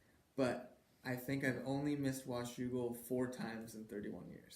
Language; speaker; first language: English; native; English